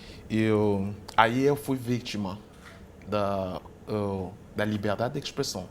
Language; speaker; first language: Portuguese; non-native, fluent; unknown